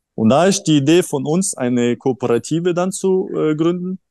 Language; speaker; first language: German; early bilingual, other home language; Russian